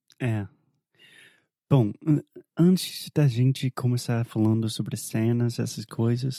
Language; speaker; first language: Portuguese; non-native, fluent; English